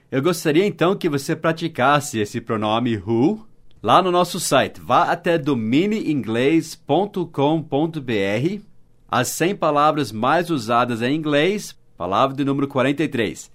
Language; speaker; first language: Portuguese; non-native, fluent; English